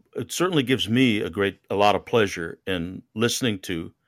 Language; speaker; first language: English; native; English